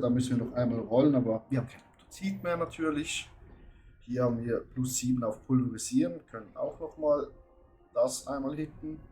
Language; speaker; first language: German; native; German